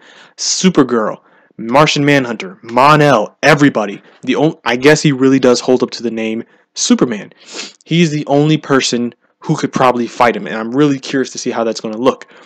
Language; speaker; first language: English; native; English